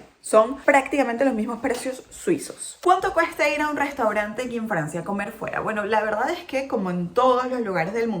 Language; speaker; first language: Spanish; native; Spanish